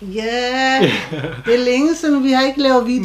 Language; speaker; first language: Danish; non-native, learner; Turkish